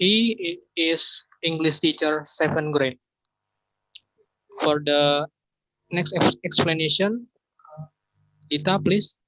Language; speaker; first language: English; non-native, learner; Indonesian